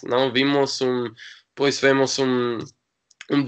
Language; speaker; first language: Portuguese; non-native, learner; English